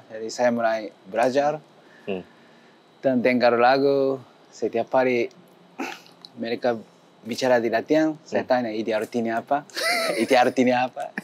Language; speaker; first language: Indonesian; non-native, learner; Japanese